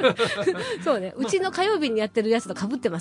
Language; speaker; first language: Japanese; native; Japanese